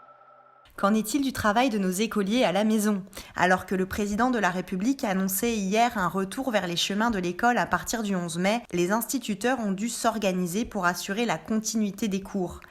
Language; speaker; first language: French; native; French